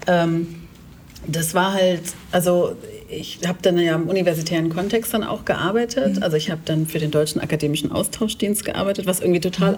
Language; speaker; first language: German; native; German